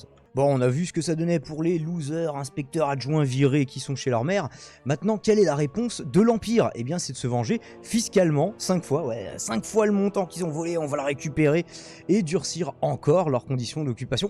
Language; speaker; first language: French; native; French